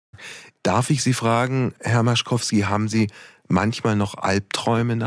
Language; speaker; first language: German; native; German